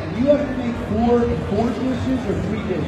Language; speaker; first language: English; native; English